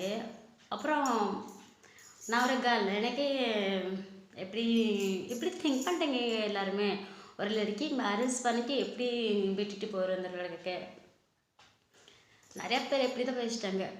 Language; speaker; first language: Tamil; non-native, local second language; Odia